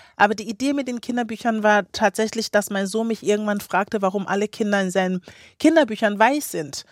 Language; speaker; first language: German; early bilingual, other home language; Akan